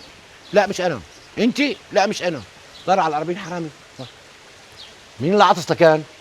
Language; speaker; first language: Arabic; native; Arabic